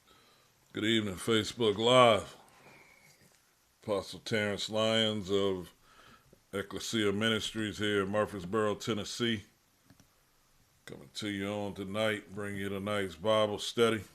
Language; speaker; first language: English; native; English